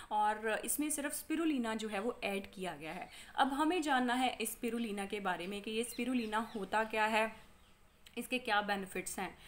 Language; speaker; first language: Hindi; non-native, local second language; Punjabi